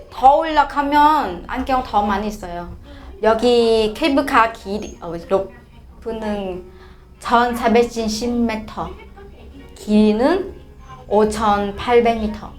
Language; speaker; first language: Korean; non-native, learner; Vietnamese